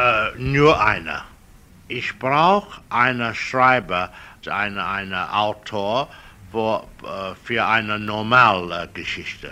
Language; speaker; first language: German; non-native, learner; English